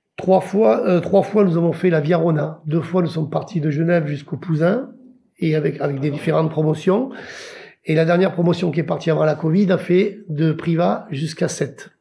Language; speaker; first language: French; native; French